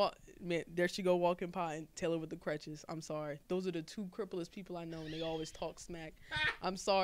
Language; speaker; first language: English; native; English